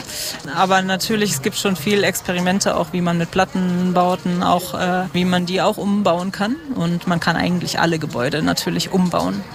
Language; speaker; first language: German; native; German